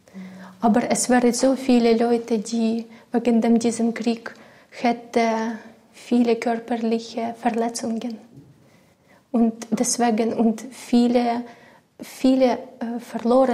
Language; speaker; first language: German; non-native, learner; Ukrainian